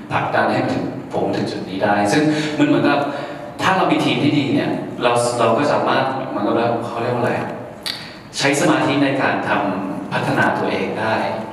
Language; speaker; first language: Thai; early bilingual, heritage; Thai